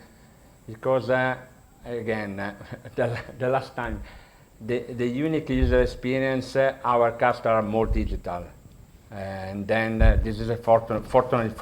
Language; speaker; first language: English; non-native, learner; Italian